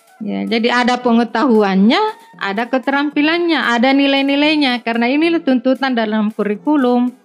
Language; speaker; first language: Indonesian; non-native, local second language; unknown